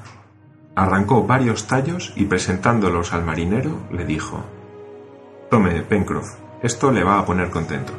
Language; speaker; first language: Spanish; native; Spanish